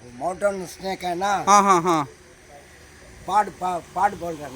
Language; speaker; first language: Hindi; non-native, local second language; Tamil